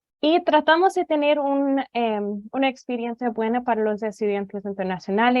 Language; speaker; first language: Spanish; non-native, fluent; English